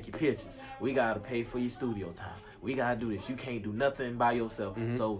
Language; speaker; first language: English; native; English